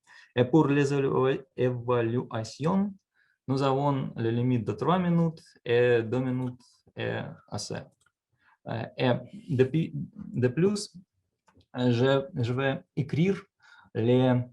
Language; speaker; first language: French; non-native, learner; Russian